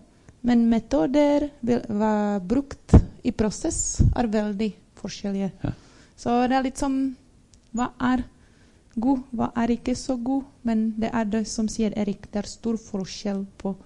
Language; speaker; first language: Norwegian; non-native, learner; Czech